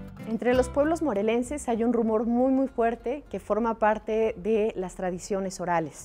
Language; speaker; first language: Spanish; native; Spanish